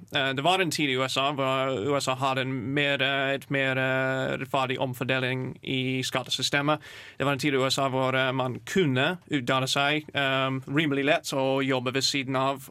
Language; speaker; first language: Norwegian; non-native, fluent; English